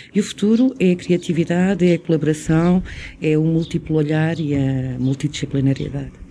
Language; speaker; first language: Portuguese; native; Portuguese